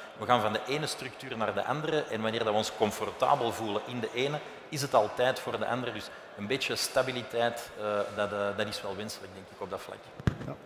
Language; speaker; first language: Dutch; native; Dutch